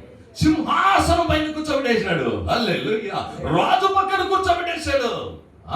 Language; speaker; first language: Telugu; native; Telugu